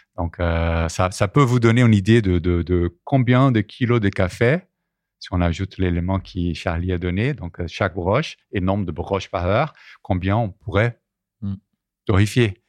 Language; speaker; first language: French; non-native, fluent; Portuguese